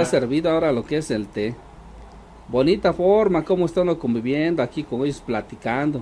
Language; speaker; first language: Spanish; native; Spanish